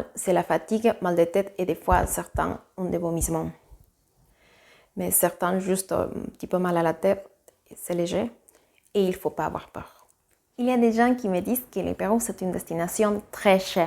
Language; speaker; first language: French; non-native, fluent; Spanish